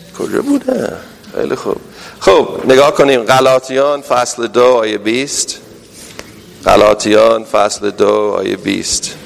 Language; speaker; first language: Persian; non-native, fluent; English